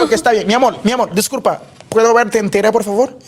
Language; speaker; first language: Spanish; non-native, learner; Haitian Creole